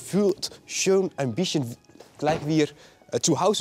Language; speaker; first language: German; non-native, learner; Dutch